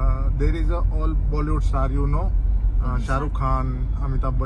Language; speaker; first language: English; non-native, learner; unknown